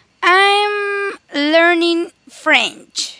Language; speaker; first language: English; non-native, learner; Spanish